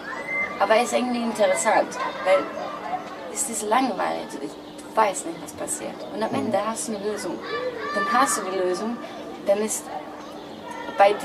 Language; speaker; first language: German; non-native, fluent; Greek